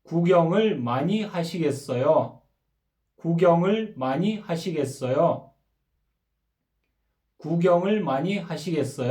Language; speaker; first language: Korean; non-native, fluent; Kyrgyz